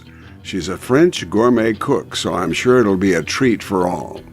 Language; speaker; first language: English; native; English